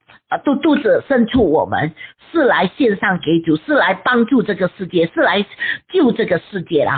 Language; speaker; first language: Chinese; native; Chinese